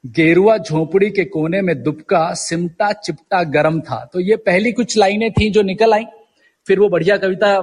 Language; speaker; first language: Hindi; native; Hindi